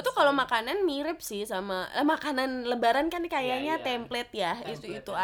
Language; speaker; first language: Indonesian; native; Indonesian